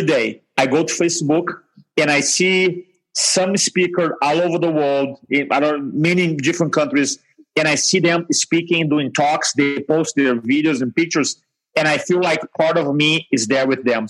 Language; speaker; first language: English; non-native, fluent; Portuguese